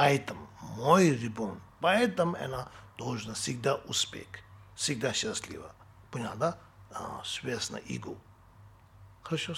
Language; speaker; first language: Russian; non-native, learner; Tibetan